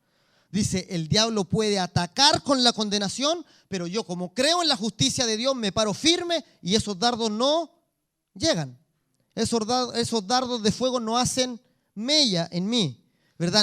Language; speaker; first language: Spanish; native; Spanish